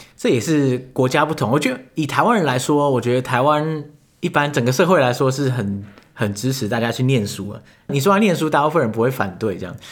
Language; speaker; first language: Chinese; native; Chinese